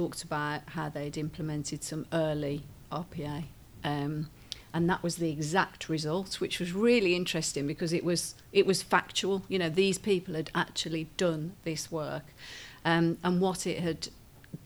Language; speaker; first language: English; native; English